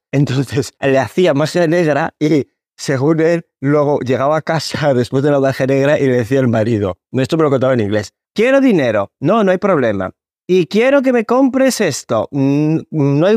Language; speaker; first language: Spanish; native; Spanish